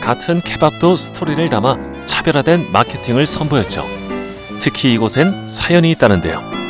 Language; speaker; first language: Korean; native; Korean